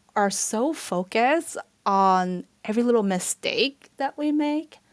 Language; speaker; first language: English; non-native, fluent; Chinese